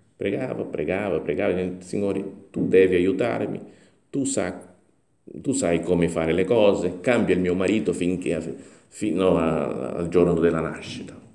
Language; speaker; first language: Italian; non-native, fluent; Portuguese